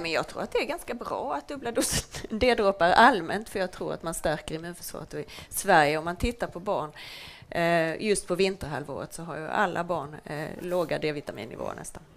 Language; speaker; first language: Swedish; native; Swedish